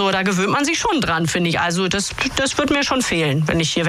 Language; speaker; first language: German; native; German